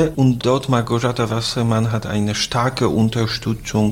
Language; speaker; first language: German; non-native, fluent; Polish